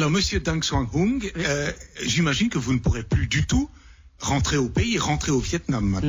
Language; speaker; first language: French; native; French